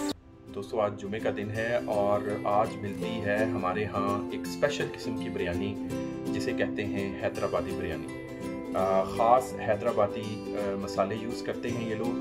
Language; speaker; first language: Hindi; native; Hindi